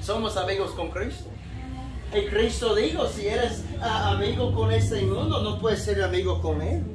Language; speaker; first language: Spanish; non-native, fluent; English